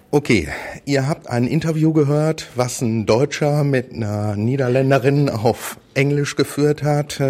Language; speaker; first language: German; native; German